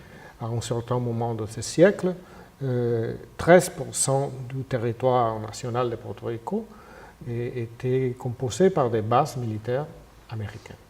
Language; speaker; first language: French; non-native, fluent; Spanish